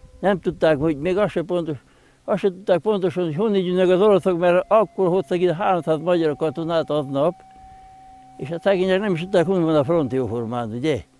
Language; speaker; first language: Hungarian; non-native, local second language; German